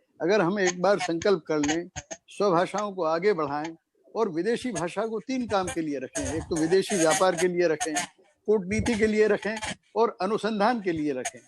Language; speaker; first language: Hindi; native; Hindi